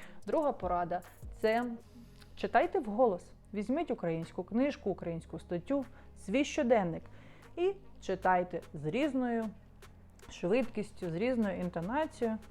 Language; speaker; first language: Ukrainian; non-native, local second language; Russian